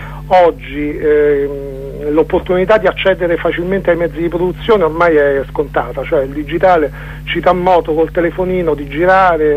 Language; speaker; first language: Italian; native; Italian